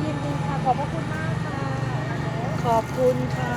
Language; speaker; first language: Thai; native; Thai